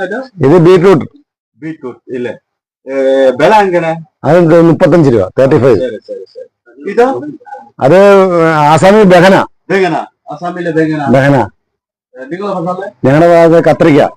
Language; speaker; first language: Malayalam; non-native, learner; Assamese